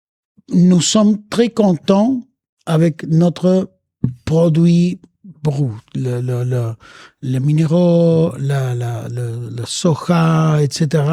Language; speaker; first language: French; non-native, fluent; Spanish